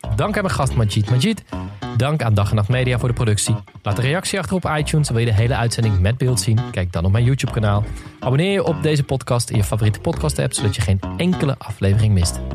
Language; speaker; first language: Dutch; native; Dutch